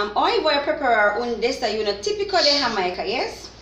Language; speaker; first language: Spanish; non-native, fluent; English